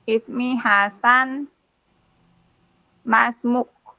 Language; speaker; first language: Arabic; non-native, learner; Indonesian